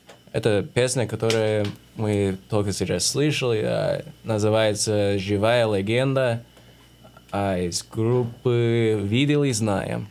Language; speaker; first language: Russian; non-native, learner; English